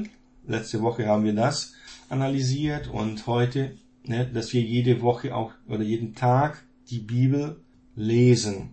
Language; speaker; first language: German; non-native, fluent; Portuguese